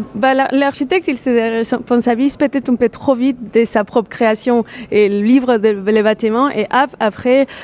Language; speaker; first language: French; non-native, fluent; Spanish